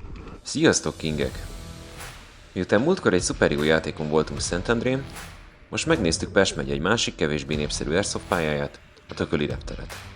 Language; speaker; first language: Hungarian; native; Hungarian